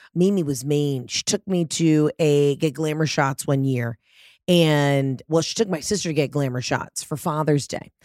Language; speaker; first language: English; early bilingual, other home language; Italian